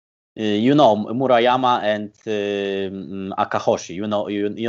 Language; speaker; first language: English; non-native, learner; Polish